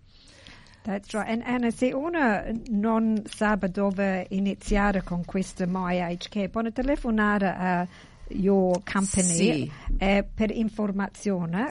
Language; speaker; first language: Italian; early bilingual, heritage; English